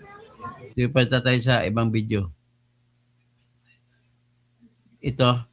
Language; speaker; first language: Filipino; native; Filipino